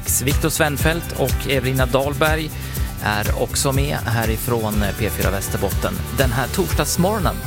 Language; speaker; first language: Swedish; native; Swedish